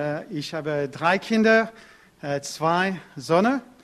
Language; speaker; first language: German; non-native, learner; French